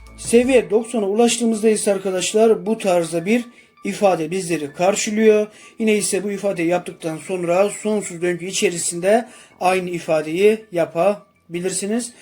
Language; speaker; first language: Turkish; native; Turkish